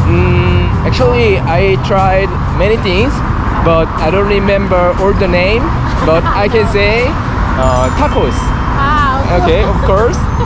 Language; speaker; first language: English; non-native, learner; Korean